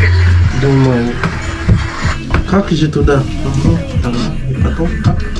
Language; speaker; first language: Russian; non-native, learner; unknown